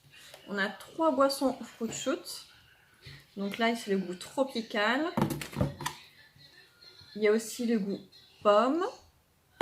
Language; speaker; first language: French; native; French